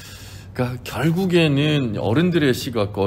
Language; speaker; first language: Korean; native; Korean